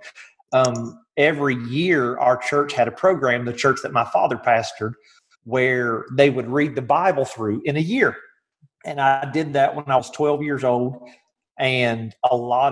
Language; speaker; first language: English; native; English